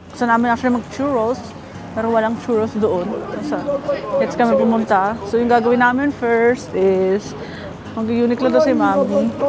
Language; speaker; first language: Filipino; native; Filipino